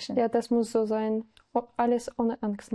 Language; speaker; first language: German; non-native, learner; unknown